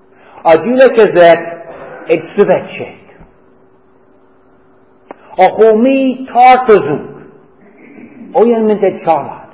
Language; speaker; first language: Hungarian; non-native, fluent; English